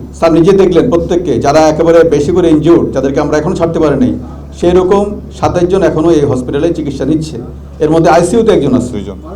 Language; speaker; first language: Bangla; native; Bangla